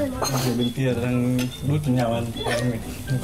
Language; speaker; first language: Vietnamese; non-native, learner; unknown